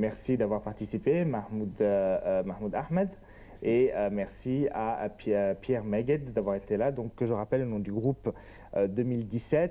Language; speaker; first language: French; native; French